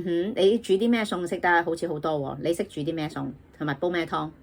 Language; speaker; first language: Cantonese; native; Cantonese